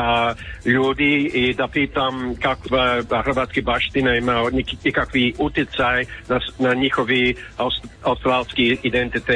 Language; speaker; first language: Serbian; early bilingual, heritage; English